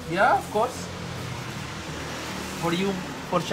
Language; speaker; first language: English; non-native, learner; Turkish